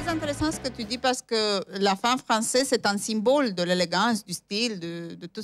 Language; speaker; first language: French; non-native, fluent; Romanian